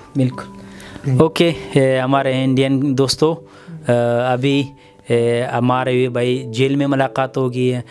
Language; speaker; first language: Hindi; non-native, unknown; Pashto